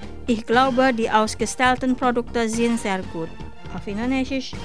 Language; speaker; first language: German; non-native, fluent; Indonesian